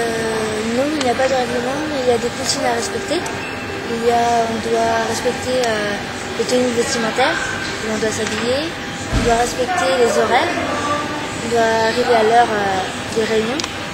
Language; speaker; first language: French; early bilingual, other home language; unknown